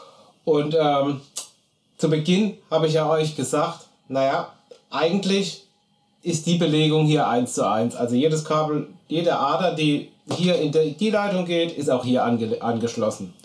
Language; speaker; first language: German; native; German